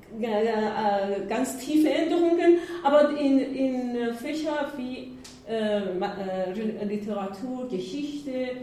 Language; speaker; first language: German; non-native, learner; Persian